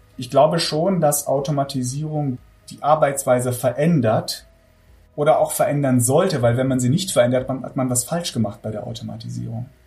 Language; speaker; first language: German; early bilingual, other home language; Armenian